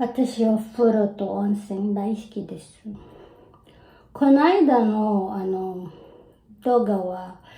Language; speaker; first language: Japanese; non-native, learner; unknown